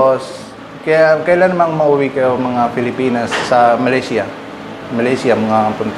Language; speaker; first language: Filipino; non-native, learner; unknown